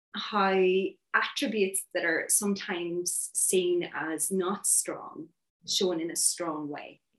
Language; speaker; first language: English; native; English